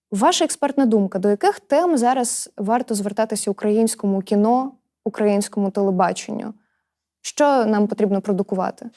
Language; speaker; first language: Ukrainian; native; Ukrainian